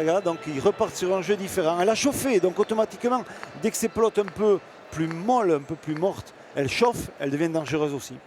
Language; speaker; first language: French; native; French